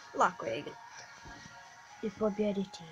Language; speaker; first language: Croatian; early bilingual, heritage; Croatian